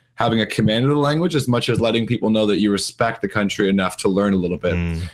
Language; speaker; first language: English; native; English